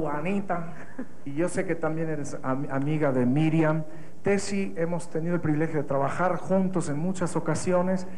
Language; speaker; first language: Spanish; native; Spanish